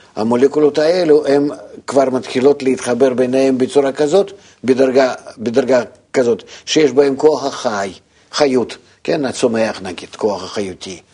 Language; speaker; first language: Hebrew; non-native, fluent; Russian